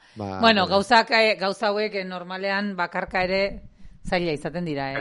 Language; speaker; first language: Basque; native; Basque